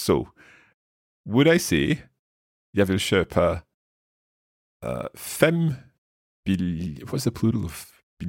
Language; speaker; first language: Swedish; non-native, learner; English